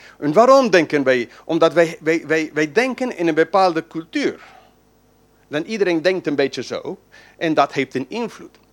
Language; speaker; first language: Dutch; non-native, fluent; English